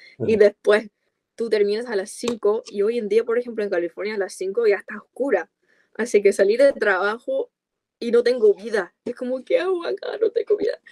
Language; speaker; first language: Spanish; non-native, fluent; English